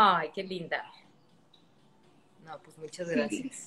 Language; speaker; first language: Spanish; native; Spanish